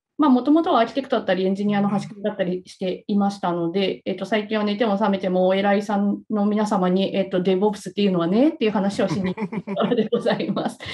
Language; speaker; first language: Japanese; native; Japanese